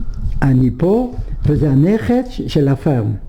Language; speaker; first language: Hebrew; non-native, fluent; French